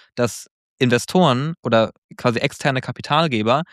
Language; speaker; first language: German; native; German